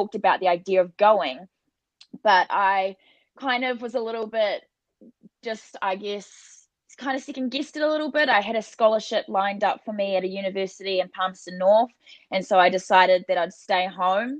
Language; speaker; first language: English; native; English